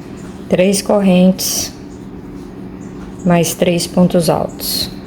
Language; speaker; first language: Portuguese; native; Portuguese